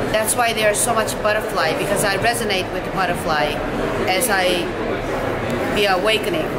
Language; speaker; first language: English; non-native, fluent; Korean